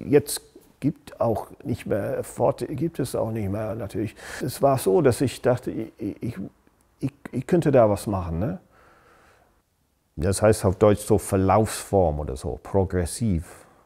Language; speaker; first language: German; non-native, fluent; English